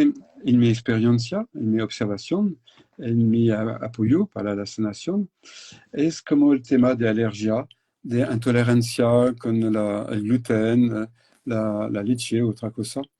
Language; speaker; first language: Spanish; non-native, fluent; French